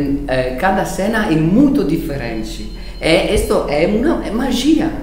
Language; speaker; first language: Portuguese; non-native, learner; Italian